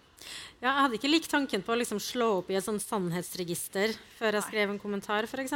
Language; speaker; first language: Norwegian; native; Norwegian